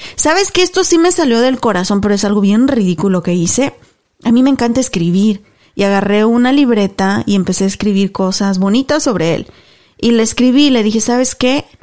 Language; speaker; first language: Spanish; native; Spanish